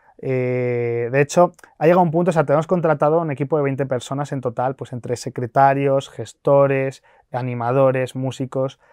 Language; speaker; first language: Spanish; native; Spanish